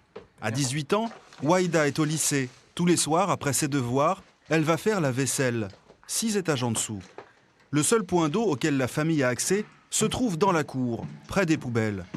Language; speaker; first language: French; native; French